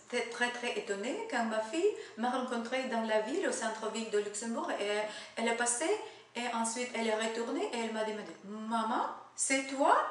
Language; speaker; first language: French; non-native, learner; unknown